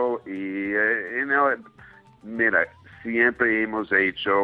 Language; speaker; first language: Spanish; non-native, fluent; English